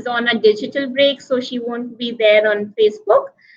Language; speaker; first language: English; non-native, local second language; Hindi